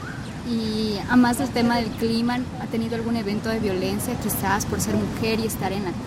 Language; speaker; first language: Spanish; native; Spanish